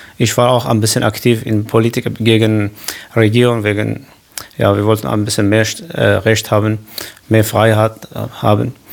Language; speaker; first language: German; non-native, learner; Kurdish